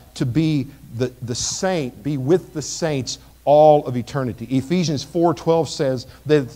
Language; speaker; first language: English; native; English